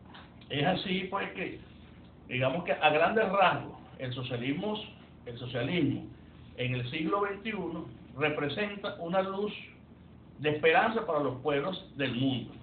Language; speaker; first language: Spanish; native; Spanish